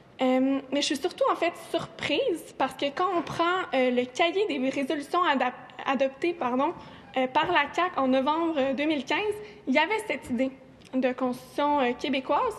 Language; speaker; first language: French; native; French